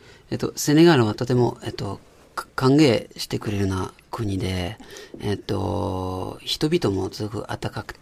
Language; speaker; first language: Japanese; non-native, learner; French